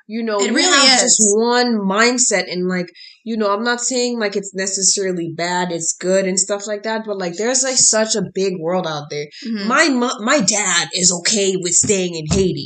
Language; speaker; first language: English; early bilingual, other home language; Haitian Creole